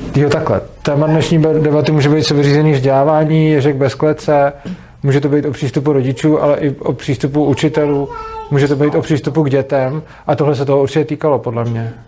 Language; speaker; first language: Czech; native; Czech